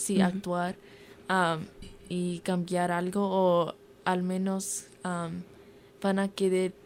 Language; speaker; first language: Spanish; early bilingual, heritage; Spanish